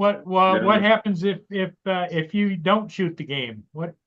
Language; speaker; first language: English; native; English